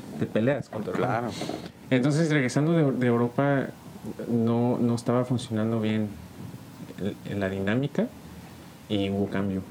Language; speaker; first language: Spanish; early bilingual, heritage; Spanish